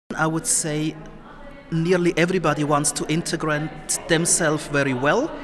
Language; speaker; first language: English; non-native, fluent; Somali